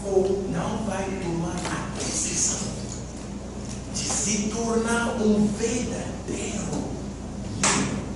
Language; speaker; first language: Portuguese; non-native, fluent; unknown